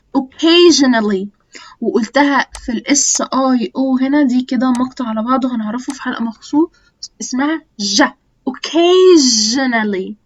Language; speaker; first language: Egyptian Arabic; native; Egyptian Arabic